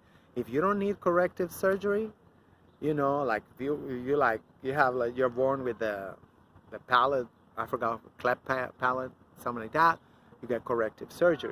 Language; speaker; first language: English; non-native, fluent; Spanish